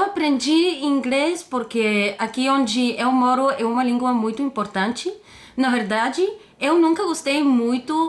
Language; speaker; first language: Portuguese; non-native, fluent; Bulgarian